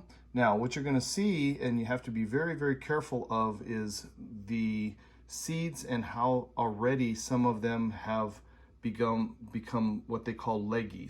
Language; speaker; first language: English; native; English